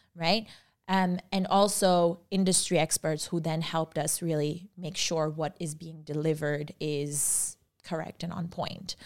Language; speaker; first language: English; non-native, local second language; Urdu